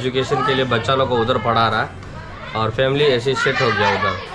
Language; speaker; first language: Hindi; non-native, local second language; Tamil